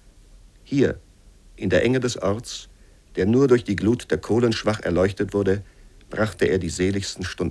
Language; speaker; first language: German; native; German